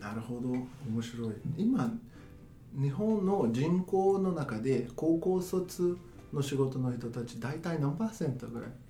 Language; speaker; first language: Japanese; non-native, fluent; Portuguese